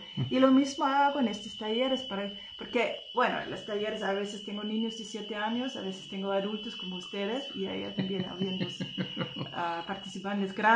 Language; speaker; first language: Spanish; non-native, fluent; German